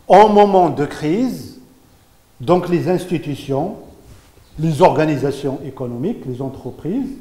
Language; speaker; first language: French; non-native, local second language; Arabic